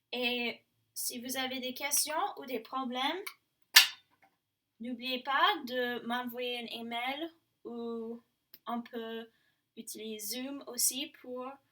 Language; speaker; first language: French; non-native, fluent; English